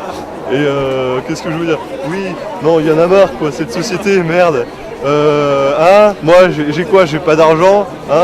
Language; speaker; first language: French; native; French